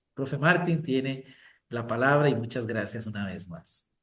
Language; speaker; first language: Spanish; native; Spanish